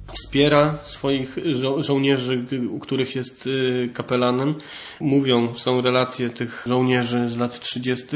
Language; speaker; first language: Polish; native; Polish